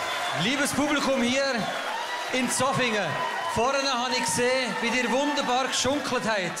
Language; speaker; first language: German; native; German